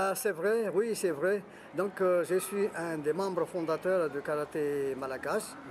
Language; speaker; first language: French; non-native, local second language; Malagasy